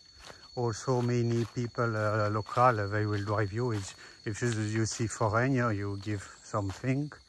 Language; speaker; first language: English; non-native, learner; French